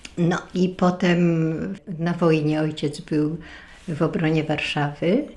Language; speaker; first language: Polish; native; Polish